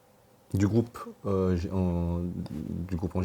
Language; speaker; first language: French; native; French